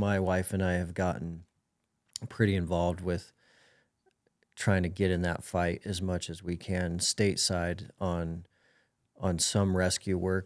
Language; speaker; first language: English; native; English